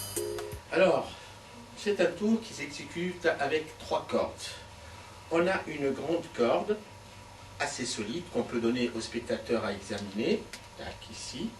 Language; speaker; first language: French; native; French